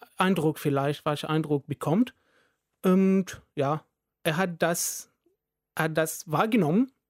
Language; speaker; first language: German; non-native, fluent; Arabic